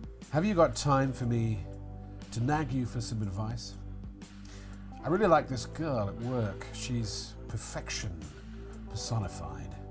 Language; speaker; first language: English; native; English